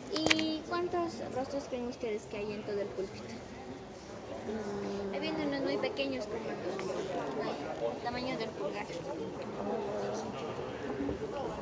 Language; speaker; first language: Spanish; native; Spanish